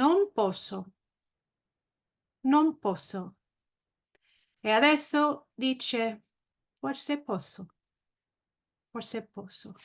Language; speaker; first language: Italian; non-native, learner; English